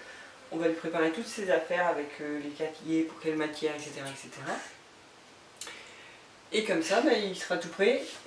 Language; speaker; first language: French; native; French